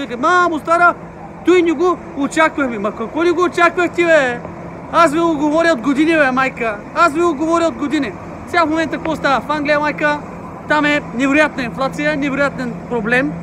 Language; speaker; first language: Bulgarian; native; Bulgarian